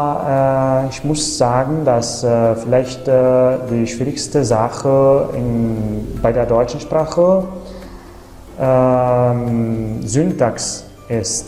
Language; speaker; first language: German; non-native, fluent; Italian